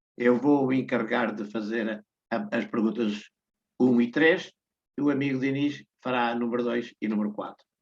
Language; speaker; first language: Portuguese; native; Portuguese